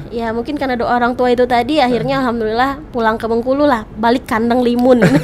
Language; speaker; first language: Indonesian; native; Indonesian